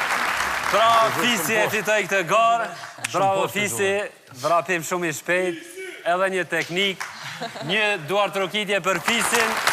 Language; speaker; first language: Albanian; native; Albanian